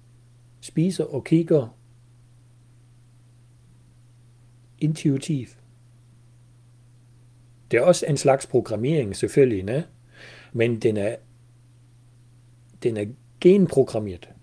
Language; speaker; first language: Danish; non-native, fluent; German